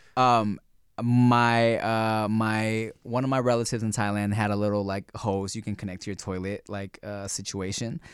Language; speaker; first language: English; native; English